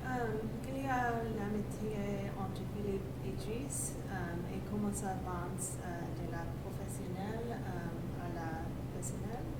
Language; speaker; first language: French; non-native, learner; English